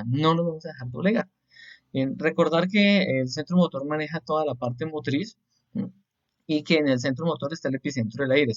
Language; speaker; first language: Spanish; native; Spanish